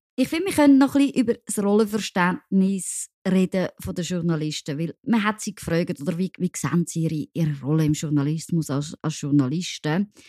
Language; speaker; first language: German; non-native, local second language; French